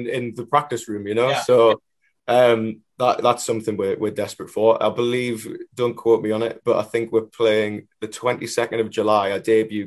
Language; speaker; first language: English; native; English